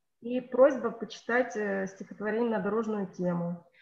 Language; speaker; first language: Russian; native; Russian